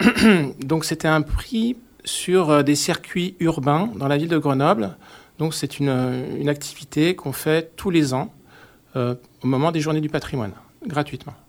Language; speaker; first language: French; native; French